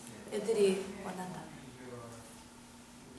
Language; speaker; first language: Korean; early bilingual, heritage; Korean